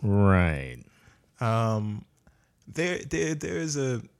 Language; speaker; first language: English; native; English